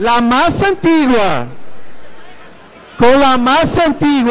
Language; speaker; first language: Spanish; non-native, learner; Portuguese